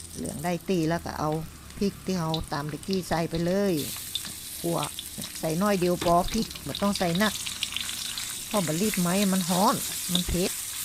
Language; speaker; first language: Thai; native; Thai